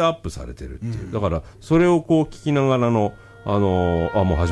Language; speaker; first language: Japanese; native; Japanese